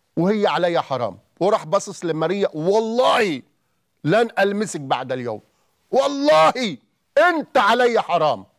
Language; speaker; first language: Arabic; native; Arabic